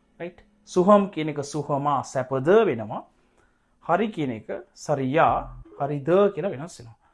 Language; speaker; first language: Sinhala; non-native, local second language; Tamil